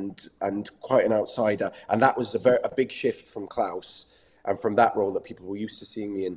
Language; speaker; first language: English; native; English